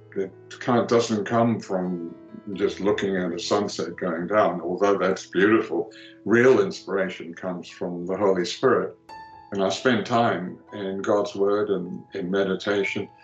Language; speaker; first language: English; early bilingual, other home language; Greek